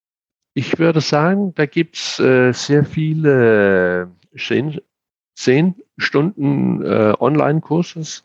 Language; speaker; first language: German; non-native, fluent; Danish